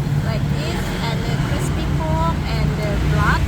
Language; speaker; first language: English; non-native, learner; Thai